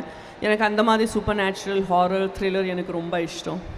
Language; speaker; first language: Tamil; non-native, local second language; Gujarati